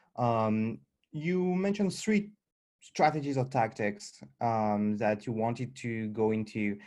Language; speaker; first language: English; non-native, fluent; French